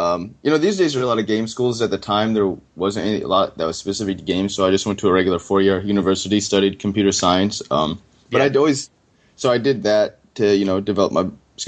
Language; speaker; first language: English; native; English